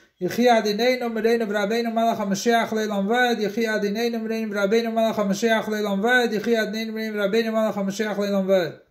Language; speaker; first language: Hebrew; non-native, fluent; English